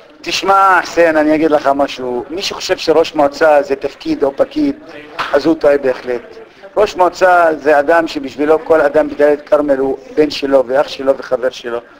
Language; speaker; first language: Hebrew; non-native, local second language; Arabic